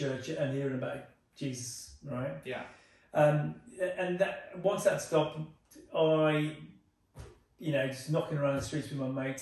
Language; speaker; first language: English; native; English